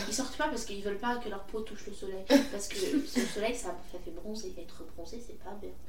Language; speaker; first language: French; native; French